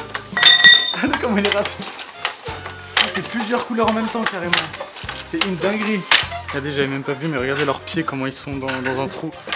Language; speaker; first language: French; native; French